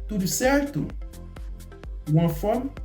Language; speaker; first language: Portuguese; non-native, learner; Haitian Creole